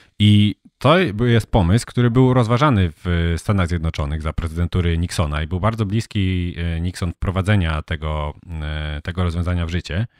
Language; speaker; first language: Polish; native; Polish